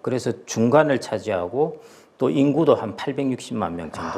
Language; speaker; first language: Korean; native; Korean